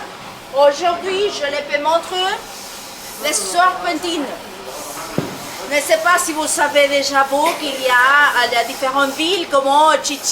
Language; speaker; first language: French; non-native, learner; Spanish